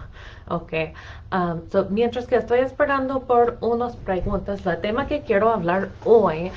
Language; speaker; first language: Spanish; non-native, fluent; English